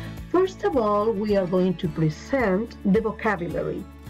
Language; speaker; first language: English; non-native, fluent; Spanish